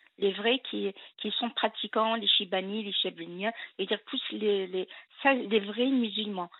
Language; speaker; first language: French; non-native, local second language; Arabic